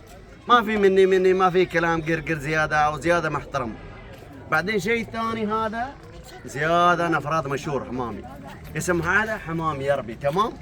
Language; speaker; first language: Arabic; non-native, learner; Punjabi